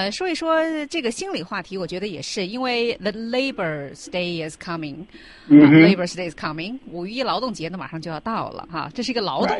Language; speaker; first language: Chinese; native; Chinese